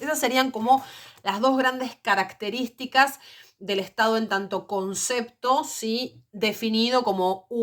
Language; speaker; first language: Spanish; native; Spanish